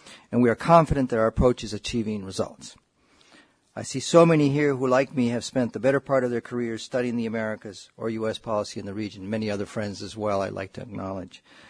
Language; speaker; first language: English; native; English